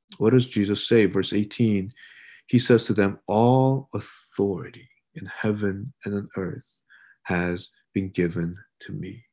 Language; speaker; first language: English; early bilingual, other home language; Korean